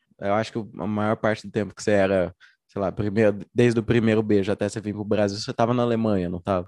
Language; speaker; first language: Portuguese; native; Portuguese